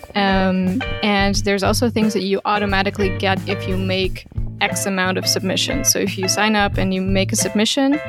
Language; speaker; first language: English; non-native, fluent; Dutch